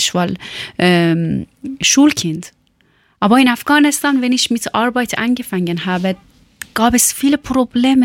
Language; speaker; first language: German; non-native, learner; Persian